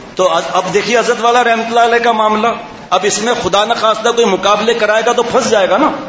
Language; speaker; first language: Urdu; native; Urdu